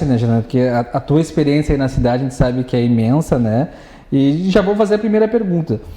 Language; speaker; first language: Portuguese; native; Portuguese